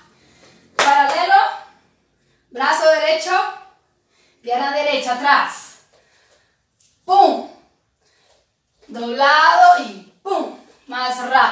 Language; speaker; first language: Spanish; non-native, fluent; Portuguese